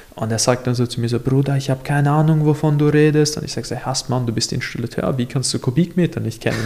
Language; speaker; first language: German; native; German